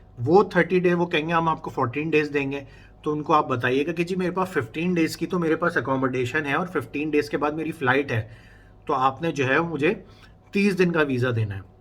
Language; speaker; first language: Urdu; native; Urdu